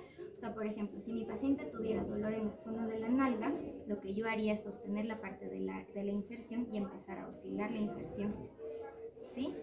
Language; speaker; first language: Spanish; native; Spanish